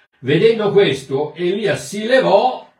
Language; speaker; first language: Italian; native; Italian